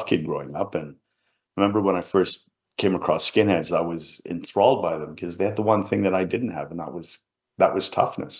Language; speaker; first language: English; native; English